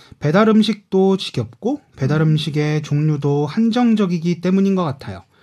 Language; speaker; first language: Korean; native; Korean